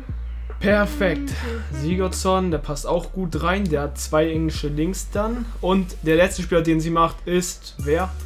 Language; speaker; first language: German; early bilingual, other home language; Turkish